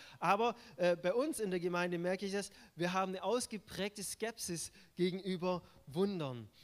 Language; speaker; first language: German; native; German